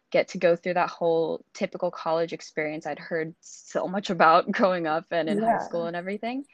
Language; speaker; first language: English; native; English